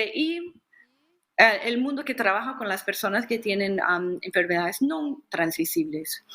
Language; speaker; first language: Spanish; non-native, fluent; English